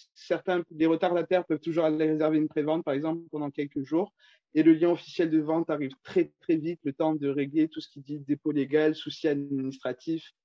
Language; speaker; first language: French; native; French